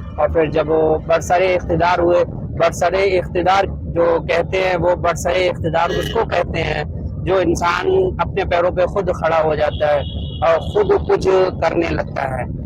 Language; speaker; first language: Hindi; native; Hindi